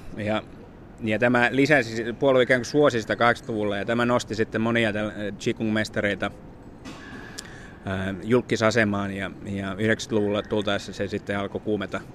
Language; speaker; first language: Finnish; native; Finnish